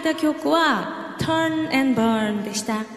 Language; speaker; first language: Japanese; non-native, learner; Korean